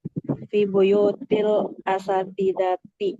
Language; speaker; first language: Arabic; non-native, learner; Indonesian